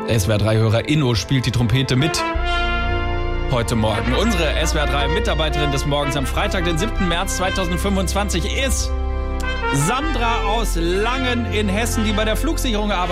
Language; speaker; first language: German; native; German